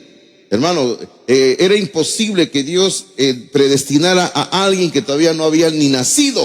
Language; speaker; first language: Spanish; native; Spanish